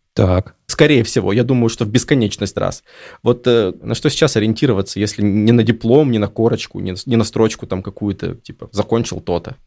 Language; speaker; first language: Russian; native; Russian